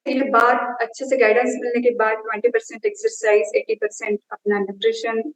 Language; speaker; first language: Hindi; non-native, local second language; Marathi